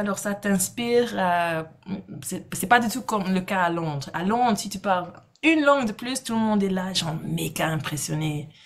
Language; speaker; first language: French; non-native, fluent; English